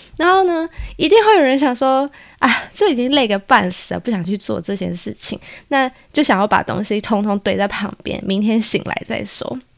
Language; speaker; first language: Chinese; native; Chinese